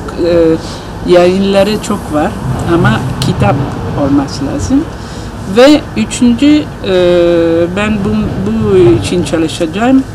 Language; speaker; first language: Turkish; non-native, learner; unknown